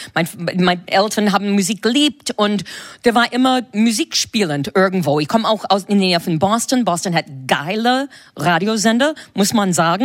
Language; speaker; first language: German; non-native, fluent; English